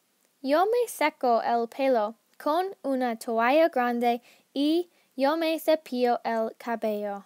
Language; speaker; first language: Spanish; non-native, learner; English